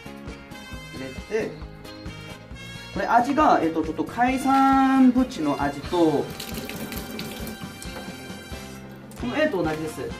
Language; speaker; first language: Japanese; non-native, learner; Korean